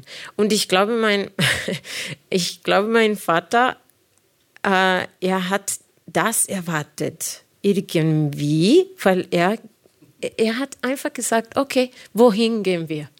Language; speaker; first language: German; non-native, fluent; Spanish